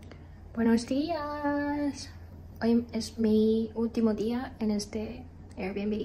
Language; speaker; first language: Spanish; non-native, fluent; Chinese